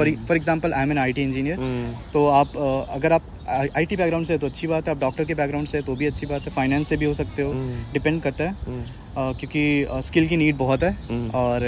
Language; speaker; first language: Hindi; native; Hindi